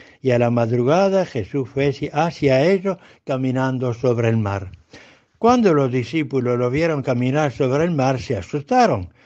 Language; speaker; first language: Spanish; native; Spanish